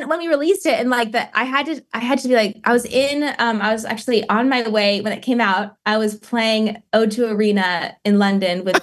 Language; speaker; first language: English; native; English